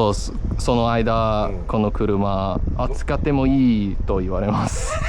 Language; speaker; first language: Japanese; non-native, learner; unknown